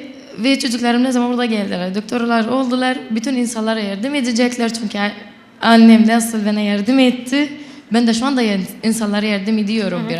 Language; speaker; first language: Turkish; non-native, local second language; Arabic